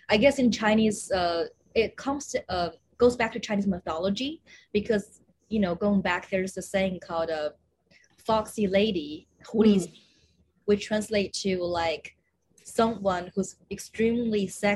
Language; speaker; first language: English; non-native, fluent; Chinese